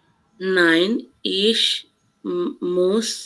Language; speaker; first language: German; non-native, learner; Bangla